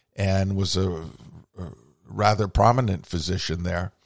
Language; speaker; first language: English; native; English